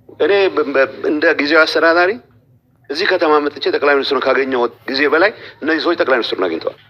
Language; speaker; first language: Amharic; non-native, local second language; Tigrinya